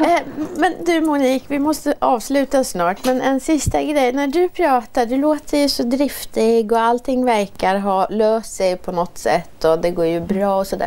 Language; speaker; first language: Swedish; native; Swedish